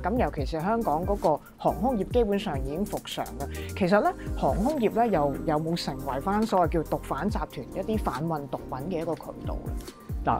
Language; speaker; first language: Cantonese; native; Cantonese